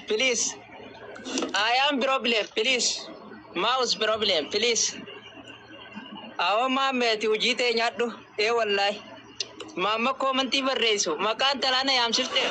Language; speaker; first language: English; non-native, learner; Oromo